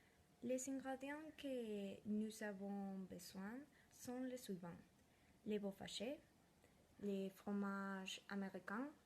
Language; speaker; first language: French; non-native, learner; Spanish